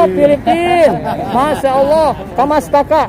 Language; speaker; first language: Indonesian; native; Indonesian